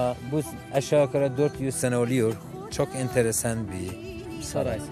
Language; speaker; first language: Turkish; non-native, fluent; Persian